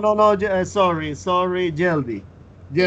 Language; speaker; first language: English; non-native, fluent; Spanish